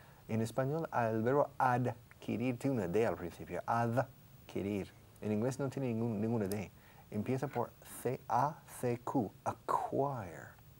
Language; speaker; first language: Spanish; non-native, fluent; English